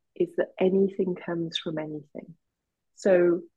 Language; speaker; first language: English; native; English